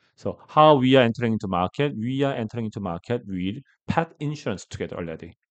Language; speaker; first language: English; non-native, learner; Korean